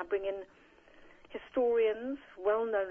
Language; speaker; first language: English; native; English